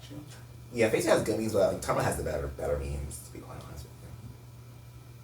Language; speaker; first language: English; native; English